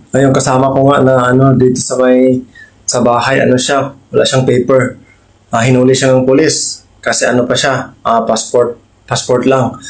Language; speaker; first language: Filipino; native; Filipino